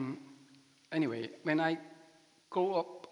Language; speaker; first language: English; non-native, learner; Chinese